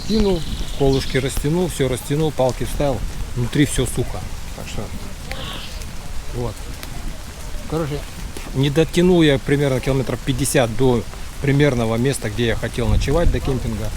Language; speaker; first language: Russian; native; Russian